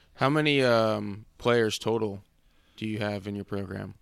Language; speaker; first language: English; native; English